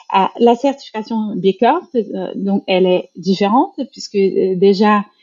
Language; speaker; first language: French; non-native, fluent; Portuguese